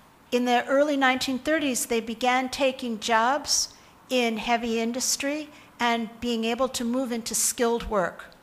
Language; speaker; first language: English; native; English